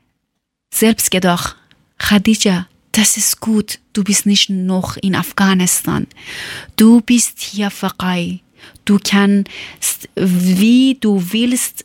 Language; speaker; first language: German; non-native, learner; Persian